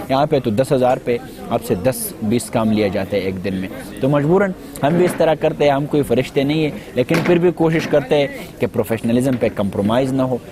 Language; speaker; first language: Urdu; non-native, local second language; Pashto